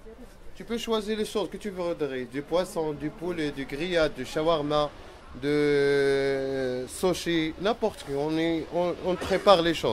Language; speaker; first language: French; non-native, learner; Arabic